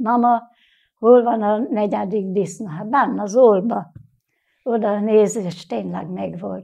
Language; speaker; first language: Hungarian; native; Hungarian